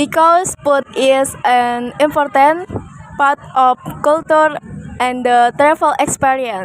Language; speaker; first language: English; non-native, learner; Indonesian